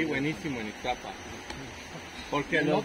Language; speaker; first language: Spanish; native; Spanish